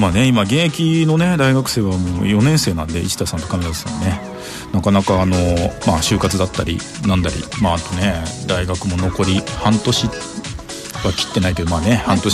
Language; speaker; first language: Japanese; native; Japanese